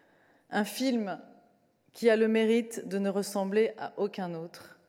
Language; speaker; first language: French; native; French